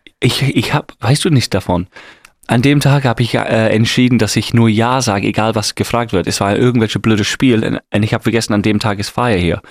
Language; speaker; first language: German; non-native, fluent; English